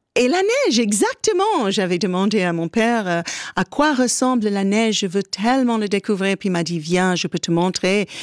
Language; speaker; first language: French; non-native, fluent; English